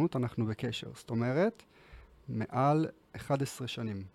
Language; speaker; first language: Hebrew; early bilingual, other home language; Georgian